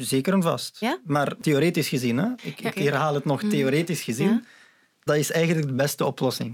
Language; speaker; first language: Dutch; non-native, fluent; Arabic